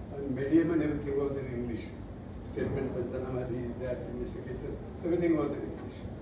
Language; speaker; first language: Marathi; non-native, local second language; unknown